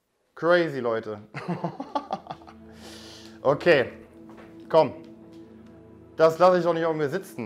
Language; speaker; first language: German; native; German